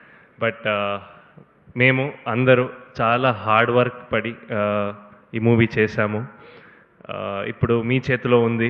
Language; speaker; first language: Telugu; non-native, learner; Kannada